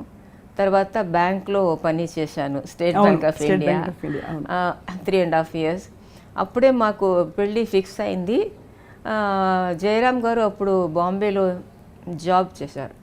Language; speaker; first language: Telugu; non-native, local second language; Tamil